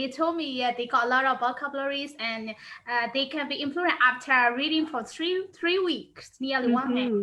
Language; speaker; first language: English; non-native, learner; Burmese